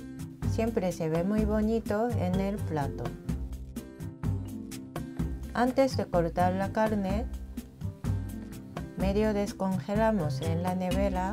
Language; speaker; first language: Spanish; non-native, fluent; Japanese